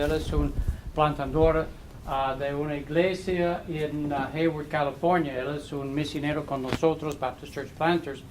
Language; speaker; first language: Spanish; non-native, fluent; English